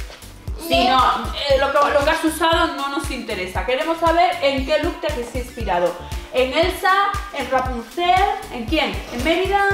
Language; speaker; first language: Spanish; native; Spanish